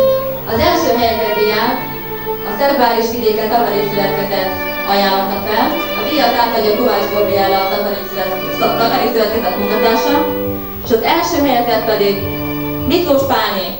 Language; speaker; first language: Hungarian; native; Hungarian